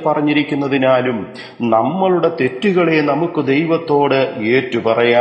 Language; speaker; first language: Malayalam; native; Malayalam